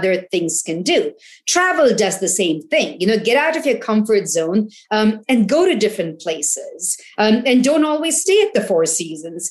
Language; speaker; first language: English; non-native, local second language; Tamil